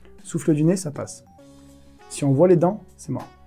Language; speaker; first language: French; native; French